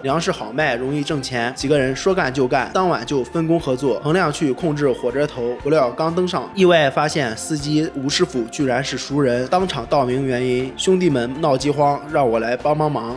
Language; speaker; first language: Chinese; native; Chinese